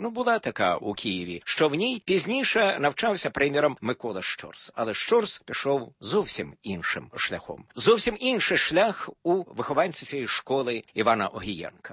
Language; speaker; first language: Ukrainian; native; Ukrainian